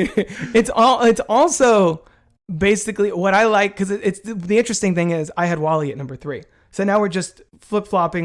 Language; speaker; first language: English; native; English